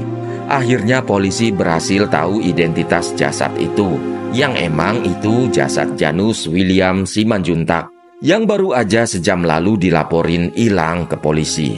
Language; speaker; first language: Indonesian; native; Indonesian